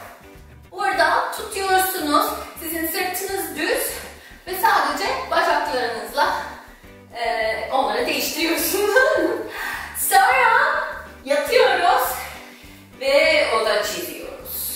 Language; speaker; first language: Turkish; non-native, fluent; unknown